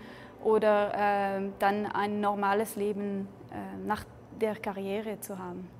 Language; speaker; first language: German; non-native, local second language; French